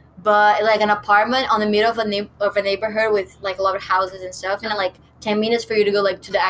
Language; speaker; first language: English; non-native, learner; Portuguese